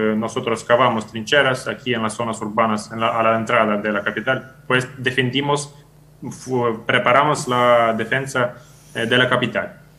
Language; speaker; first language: Spanish; non-native, fluent; Ukrainian